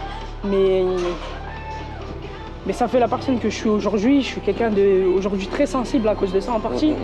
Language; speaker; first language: French; native; French